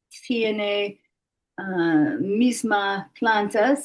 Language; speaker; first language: Spanish; non-native, learner; English